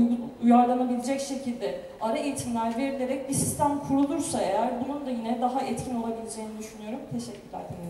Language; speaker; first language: Turkish; native; Turkish